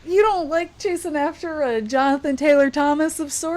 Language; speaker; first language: English; native; English